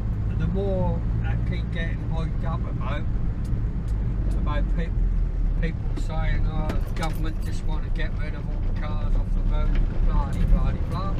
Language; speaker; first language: English; native; English